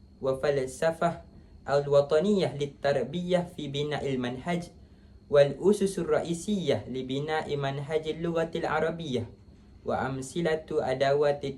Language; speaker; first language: Arabic; non-native, learner; Malay